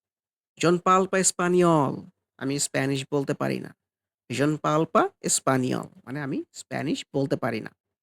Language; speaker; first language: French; non-native, fluent; Bangla